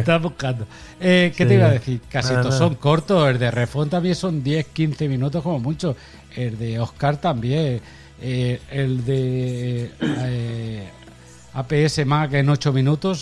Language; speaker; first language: Spanish; native; Spanish